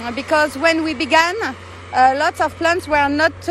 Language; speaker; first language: English; non-native, learner; French